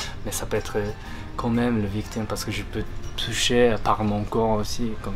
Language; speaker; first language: French; non-native, fluent; Japanese